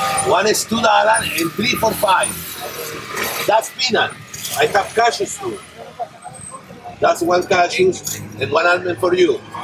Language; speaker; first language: English; non-native, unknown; Spanish